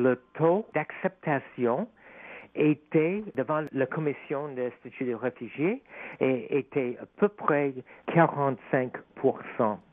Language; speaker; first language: French; non-native, fluent; English